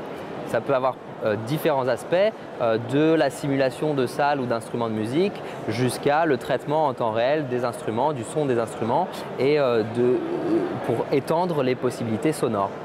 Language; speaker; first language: French; native; French